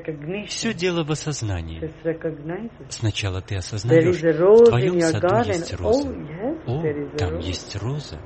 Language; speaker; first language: Russian; native; Russian